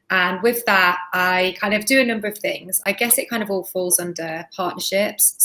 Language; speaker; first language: English; native; English